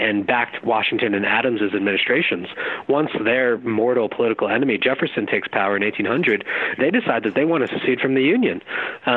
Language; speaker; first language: English; native; English